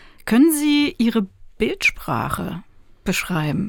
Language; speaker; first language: German; native; German